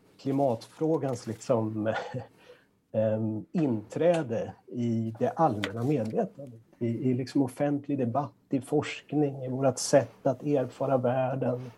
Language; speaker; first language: Swedish; native; Swedish